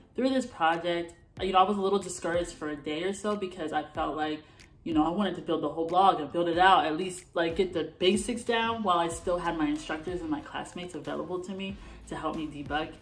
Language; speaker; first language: English; native; English